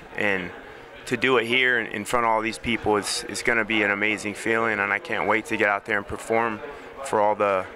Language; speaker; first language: English; native; English